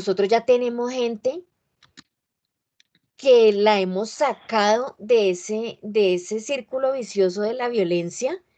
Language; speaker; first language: Spanish; native; Spanish